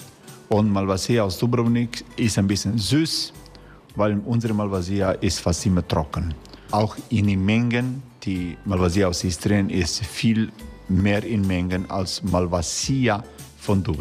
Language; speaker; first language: German; non-native, learner; Croatian